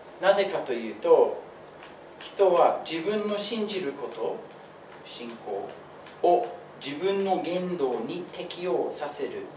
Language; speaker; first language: Japanese; non-native, fluent; English